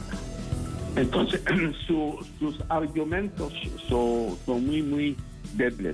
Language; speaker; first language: Spanish; non-native, fluent; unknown